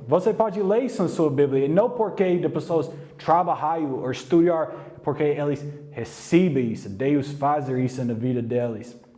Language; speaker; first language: Portuguese; non-native, learner; English